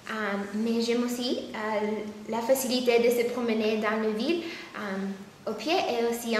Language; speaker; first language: French; non-native, learner; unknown